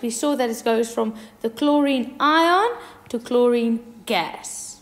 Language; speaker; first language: English; non-native, local second language; Afrikaans